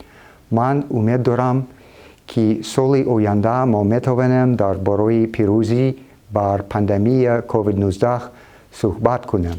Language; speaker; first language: Tajik; non-native, fluent; English